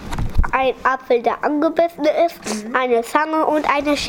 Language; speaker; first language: German; early bilingual, other home language; Polish